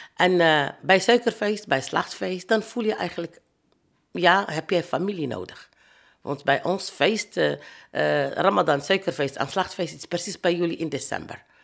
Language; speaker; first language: Dutch; non-native, fluent; Arabic